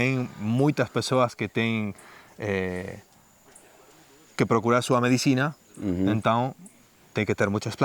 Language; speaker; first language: Portuguese; non-native, learner; Spanish